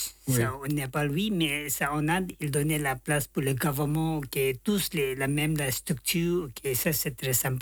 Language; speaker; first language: French; non-native, learner; Tibetan